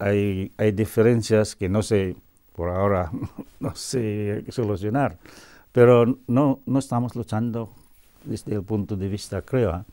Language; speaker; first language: Spanish; non-native, fluent; Cebuano